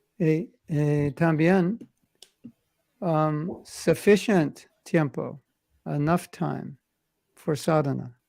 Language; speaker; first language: Spanish; non-native, learner; English